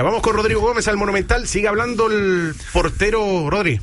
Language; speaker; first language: Spanish; native; Spanish